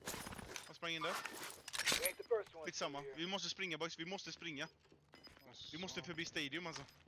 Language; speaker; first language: Swedish; native; Swedish